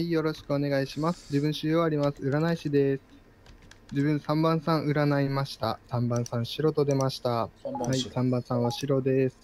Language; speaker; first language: Japanese; native; Japanese